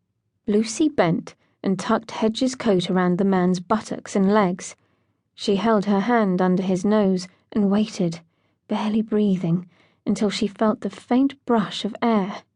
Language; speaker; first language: English; native; English